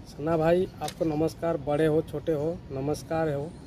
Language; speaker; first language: Hindi; non-native, local second language; Odia